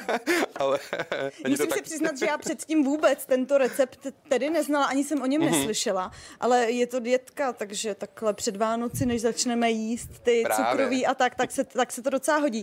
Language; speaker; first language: Czech; native; Czech